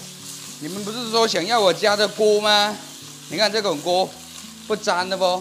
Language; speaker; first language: Chinese; native; Chinese